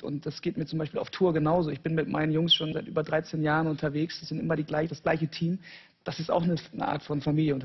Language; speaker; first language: German; native; German